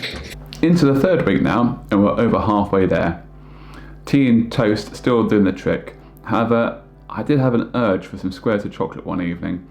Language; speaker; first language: English; native; English